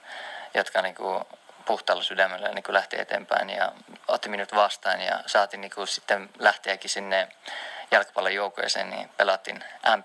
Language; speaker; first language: Finnish; early bilingual, other home language; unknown